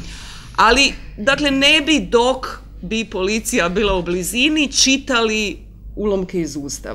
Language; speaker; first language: Croatian; native; Croatian